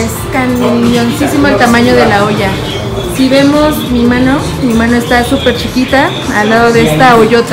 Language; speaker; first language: Spanish; native; Spanish